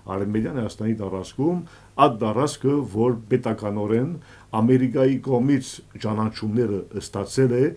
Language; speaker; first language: Armenian; early bilingual, heritage; Armenian